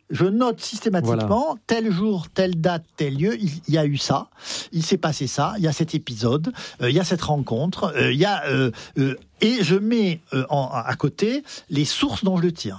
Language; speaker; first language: French; native; French